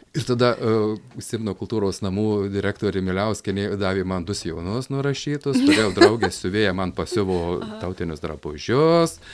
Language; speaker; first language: Lithuanian; native; Lithuanian